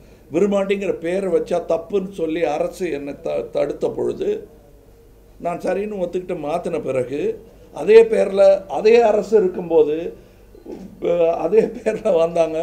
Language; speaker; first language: Tamil; native; Tamil